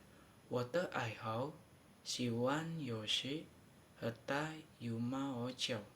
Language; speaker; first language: Chinese; non-native, learner; Indonesian